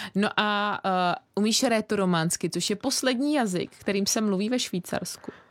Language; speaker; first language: Czech; native; Czech